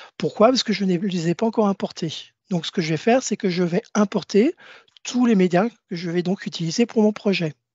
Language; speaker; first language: French; native; French